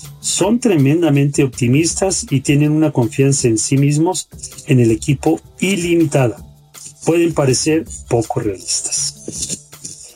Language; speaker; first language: Spanish; native; Spanish